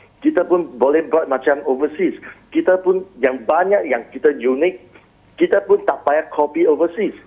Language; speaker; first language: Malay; non-native, local second language; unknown